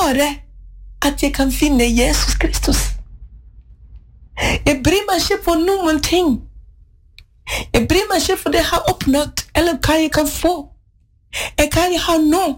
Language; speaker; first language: Norwegian; non-native, fluent; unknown